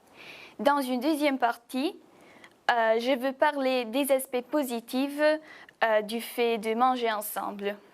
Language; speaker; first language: French; non-native, fluent; Italian